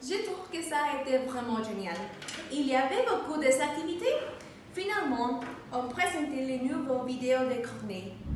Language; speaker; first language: French; non-native, learner; Spanish